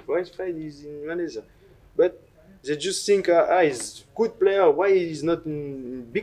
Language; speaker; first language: English; non-native, learner; French